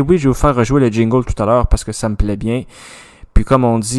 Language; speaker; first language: French; native; French